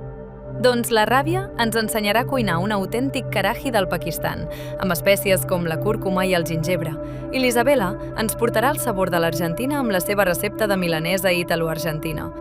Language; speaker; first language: Catalan; native; Catalan